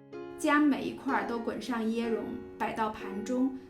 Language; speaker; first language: Chinese; native; Chinese